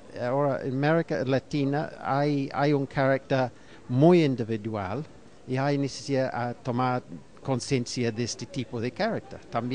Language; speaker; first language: Spanish; non-native, fluent; English